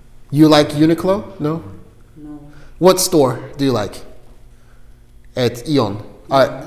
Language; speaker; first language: English; native; English